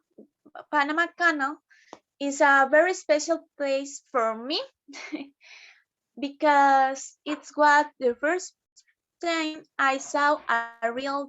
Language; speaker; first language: English; non-native, learner; Spanish